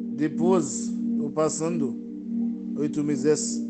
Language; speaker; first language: Portuguese; non-native, learner; Haitian Creole